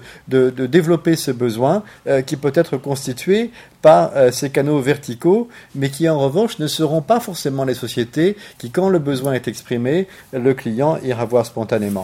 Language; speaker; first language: French; native; French